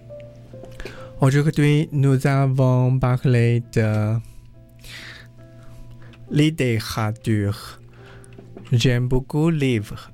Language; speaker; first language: French; non-native, learner; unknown